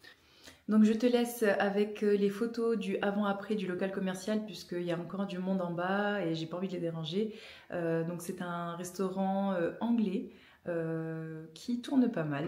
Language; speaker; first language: French; native; French